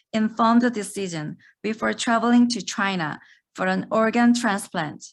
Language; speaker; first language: English; non-native, fluent; Korean